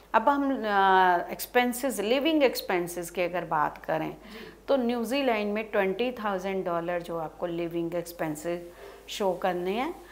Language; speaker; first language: Hindi; non-native, local second language; Punjabi